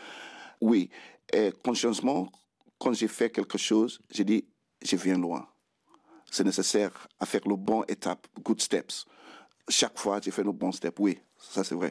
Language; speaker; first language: French; non-native, fluent; Krio